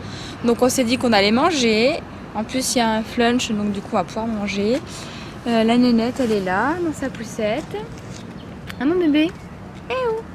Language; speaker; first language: French; native; French